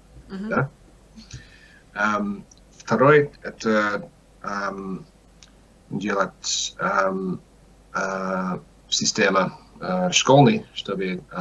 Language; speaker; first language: Russian; non-native, learner; English